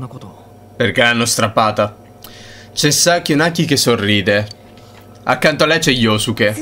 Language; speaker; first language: Italian; native; Italian